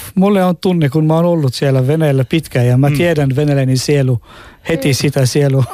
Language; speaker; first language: Finnish; non-native, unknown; Arabic